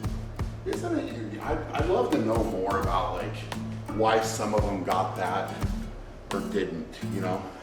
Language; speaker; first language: English; native; English